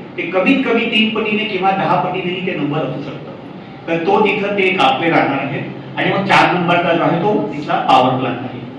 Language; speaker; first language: Marathi; non-native, local second language; Hindi